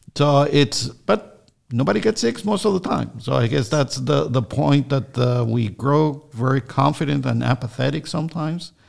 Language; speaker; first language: English; non-native, fluent; Spanish